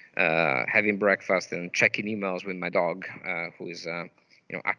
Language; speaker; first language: English; non-native, fluent; Italian